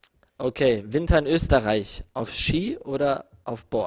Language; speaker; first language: German; native; German